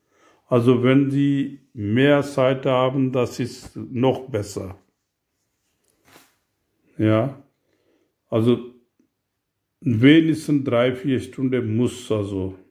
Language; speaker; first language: German; non-native, learner; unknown